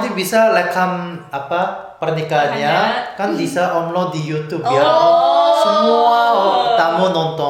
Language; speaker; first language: Indonesian; non-native, fluent; Korean